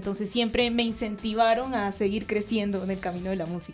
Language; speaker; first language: Spanish; native; Spanish